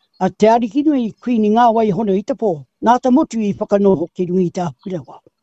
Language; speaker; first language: Māori; native; Māori